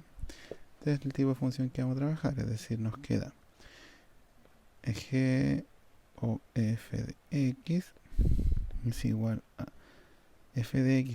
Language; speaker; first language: Spanish; native; Spanish